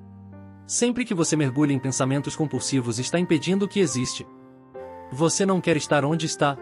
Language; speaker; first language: Portuguese; native; Portuguese